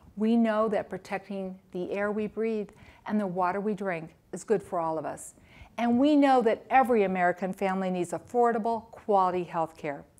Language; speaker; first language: English; native; English